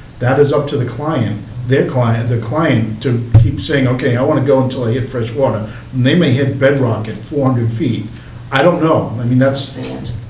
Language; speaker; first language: English; native; English